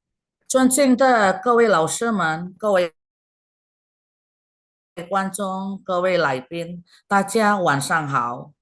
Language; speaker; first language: Chinese; non-native, fluent; Indonesian